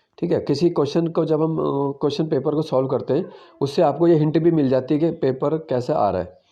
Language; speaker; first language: Hindi; native; Hindi